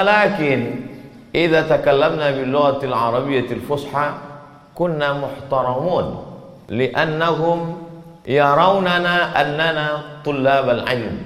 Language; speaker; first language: Arabic; non-native, fluent; Indonesian